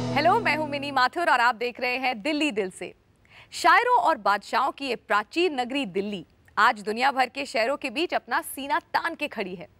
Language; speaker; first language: Hindi; native; Hindi